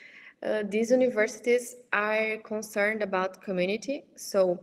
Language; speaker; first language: English; non-native, fluent; Portuguese